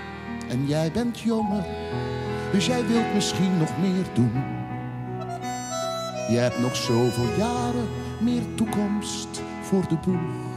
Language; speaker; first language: Dutch; native; Dutch